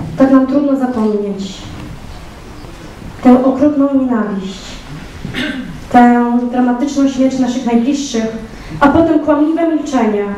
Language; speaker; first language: Polish; native; Polish